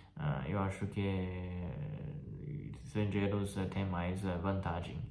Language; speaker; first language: Portuguese; non-native, fluent; Chinese